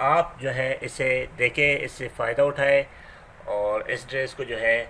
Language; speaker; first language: Urdu; native; Urdu